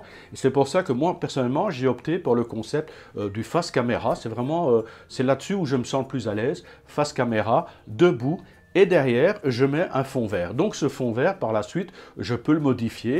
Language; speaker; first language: French; native; French